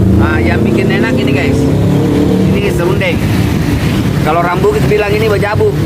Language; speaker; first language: Indonesian; native; Indonesian